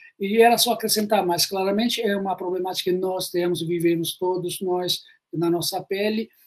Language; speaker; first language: Portuguese; non-native, fluent; Italian